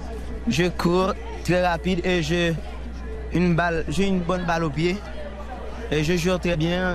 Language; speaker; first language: French; non-native, local second language; Haitian Creole